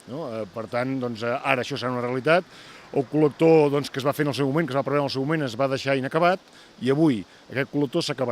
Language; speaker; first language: Catalan; native; Catalan